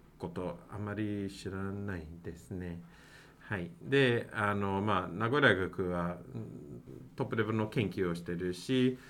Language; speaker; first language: Japanese; non-native, fluent; English